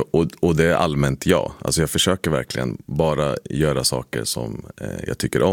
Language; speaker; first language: Swedish; native; Swedish